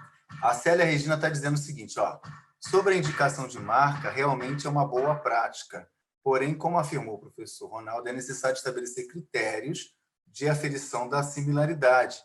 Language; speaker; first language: Portuguese; native; Portuguese